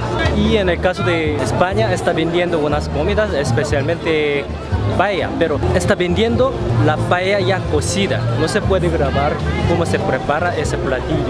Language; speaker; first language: Spanish; non-native, fluent; Korean